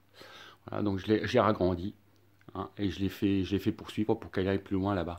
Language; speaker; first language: French; native; French